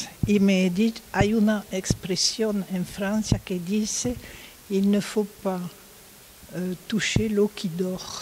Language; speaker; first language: Spanish; non-native, learner; French